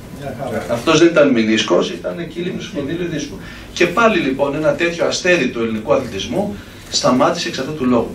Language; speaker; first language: Greek; native; Greek